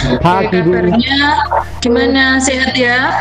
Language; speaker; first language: Indonesian; native; Indonesian